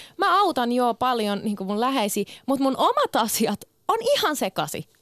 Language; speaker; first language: Finnish; early bilingual, other home language; Turkish